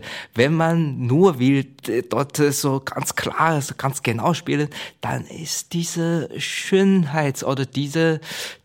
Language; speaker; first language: German; non-native, learner; Chinese